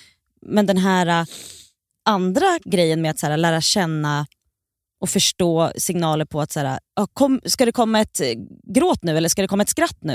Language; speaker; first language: Swedish; native; Swedish